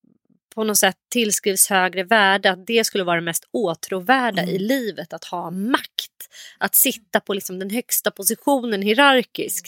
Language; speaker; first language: Swedish; native; Swedish